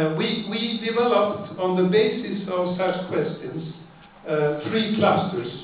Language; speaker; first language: English; non-native, fluent; Swedish